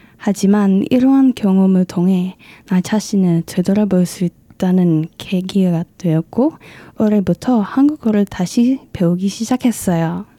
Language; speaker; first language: Korean; non-native, fluent; Indonesian